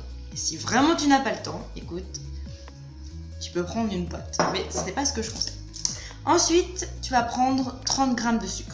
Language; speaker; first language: French; native; French